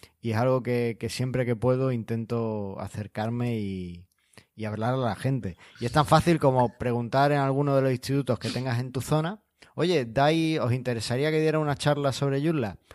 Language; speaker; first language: Spanish; native; Spanish